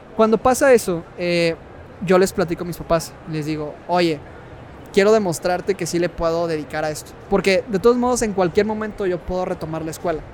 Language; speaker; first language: Spanish; native; Spanish